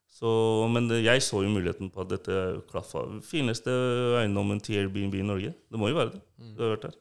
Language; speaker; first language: Norwegian; non-native, local second language; Urdu